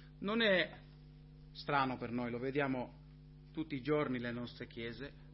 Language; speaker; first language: Italian; non-native, fluent; English